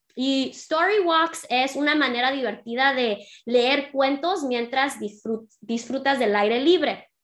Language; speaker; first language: Spanish; early bilingual, heritage; Spanish